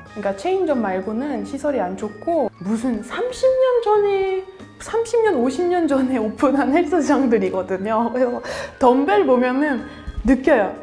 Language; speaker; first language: Korean; non-native, fluent; French